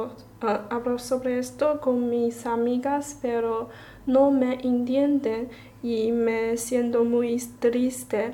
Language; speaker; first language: Spanish; non-native, learner; Chinese